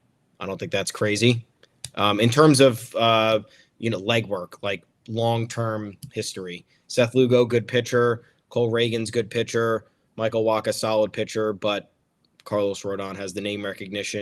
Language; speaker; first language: English; native; English